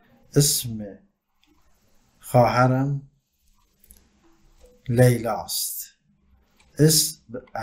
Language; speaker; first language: Persian; non-native, fluent; Turkish